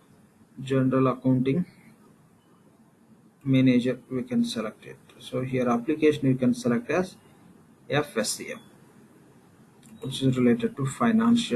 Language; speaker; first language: English; non-native, local second language; Telugu